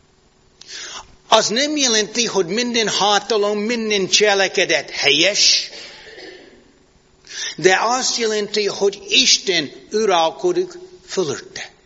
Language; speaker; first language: Hungarian; non-native, fluent; English